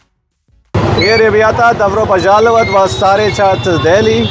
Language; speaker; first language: Russian; non-native, learner; Hindi